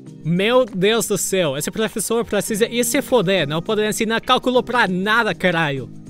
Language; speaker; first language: Portuguese; non-native, fluent; English